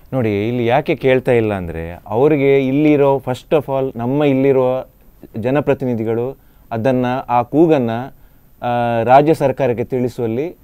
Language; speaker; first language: Kannada; non-native, local second language; Tulu